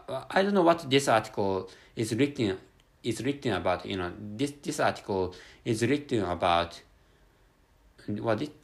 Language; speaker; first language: English; non-native, fluent; Japanese